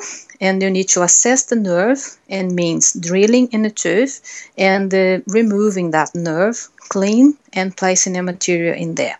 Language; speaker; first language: English; non-native, fluent; Portuguese